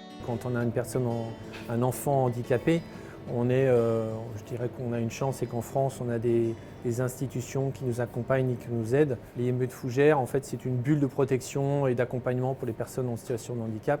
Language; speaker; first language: French; native; French